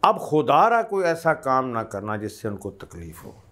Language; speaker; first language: Urdu; non-native, local second language; Punjabi